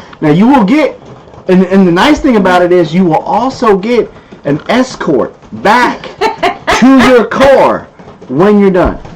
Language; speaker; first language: English; native; English